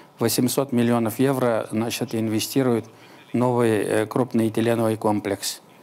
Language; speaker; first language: Russian; non-native, local second language; Tatar